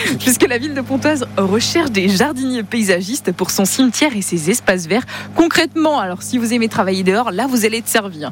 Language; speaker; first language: French; native; French